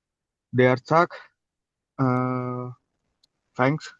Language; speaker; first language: German; non-native, learner; Indonesian